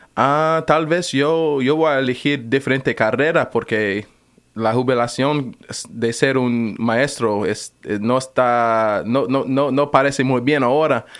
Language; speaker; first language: Spanish; non-native, fluent; English